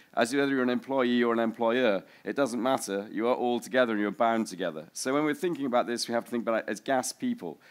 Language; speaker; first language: English; native; English